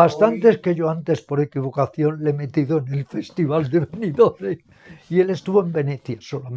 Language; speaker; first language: Spanish; native; Spanish